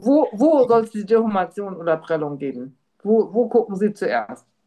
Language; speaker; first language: German; native; German